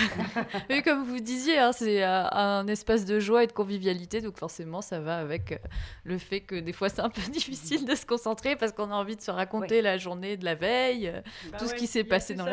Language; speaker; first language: French; native; French